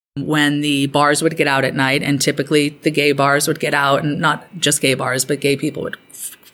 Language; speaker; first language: English; native; English